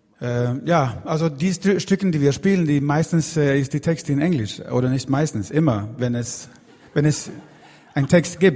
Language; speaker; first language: German; non-native, fluent; Swedish